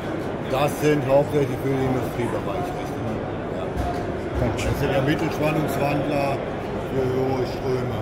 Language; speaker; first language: German; native; German